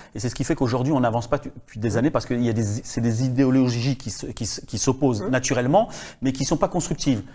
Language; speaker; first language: French; native; French